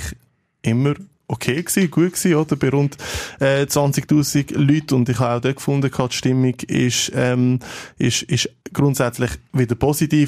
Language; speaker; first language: German; native; German